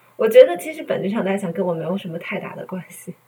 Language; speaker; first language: Chinese; native; Chinese